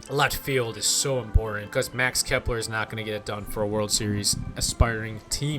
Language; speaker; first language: English; native; English